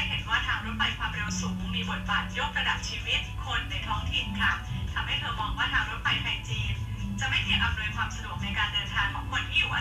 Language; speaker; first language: Thai; native; Thai